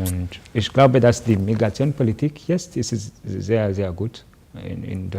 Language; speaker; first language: German; non-native, learner; Kinyarwanda